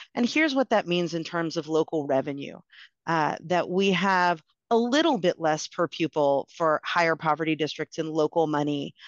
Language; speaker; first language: English; native; English